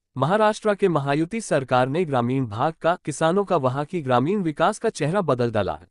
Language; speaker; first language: Hindi; non-native, local second language; Marathi